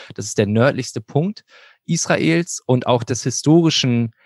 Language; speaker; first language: German; native; German